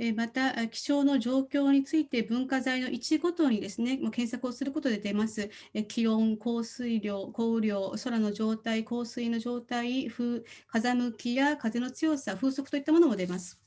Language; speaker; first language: Japanese; non-native, fluent; Korean